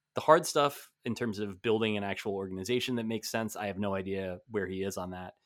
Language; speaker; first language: English; native; English